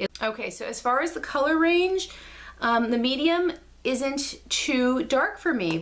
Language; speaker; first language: English; native; English